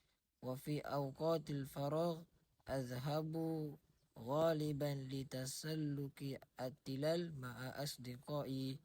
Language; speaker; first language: Arabic; non-native, learner; Malay